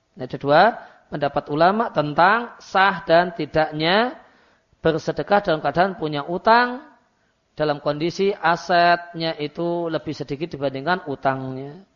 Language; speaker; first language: Indonesian; non-native, local second language; Javanese